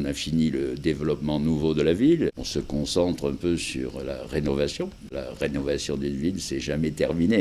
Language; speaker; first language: French; native; French